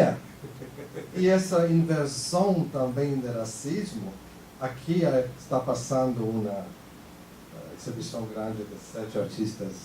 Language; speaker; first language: Portuguese; non-native, fluent; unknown